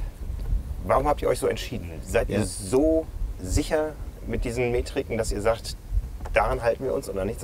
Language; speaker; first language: German; native; German